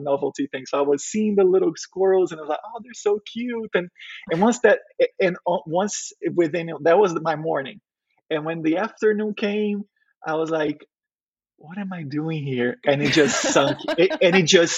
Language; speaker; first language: English; non-native, fluent; Portuguese